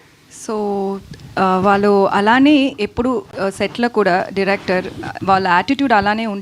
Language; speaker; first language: Telugu; non-native, fluent; Tamil